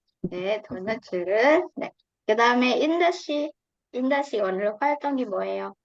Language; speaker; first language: Korean; non-native, fluent; Indonesian